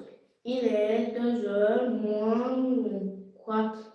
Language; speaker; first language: French; non-native, learner; Turkish